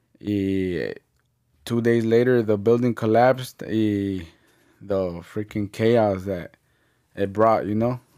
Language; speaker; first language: English; early bilingual, other home language; Spanish